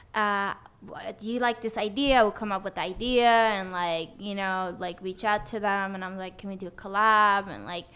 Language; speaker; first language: English; non-native, fluent; Swedish